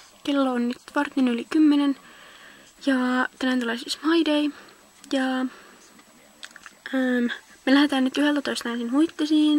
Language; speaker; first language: Finnish; native; Finnish